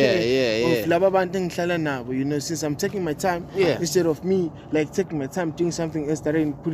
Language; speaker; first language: English; non-native, local second language; North Ndebele